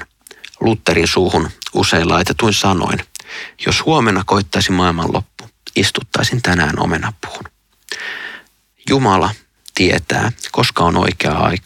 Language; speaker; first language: Finnish; native; Finnish